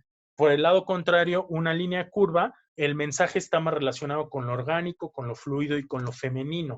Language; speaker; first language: Spanish; native; Spanish